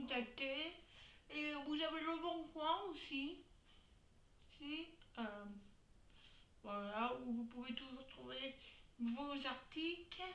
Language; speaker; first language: French; native; French